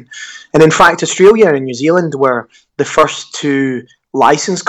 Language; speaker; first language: English; native; English